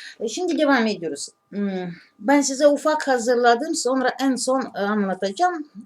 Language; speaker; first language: Turkish; non-native, learner; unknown